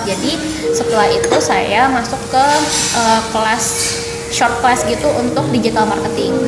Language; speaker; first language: Indonesian; native; Indonesian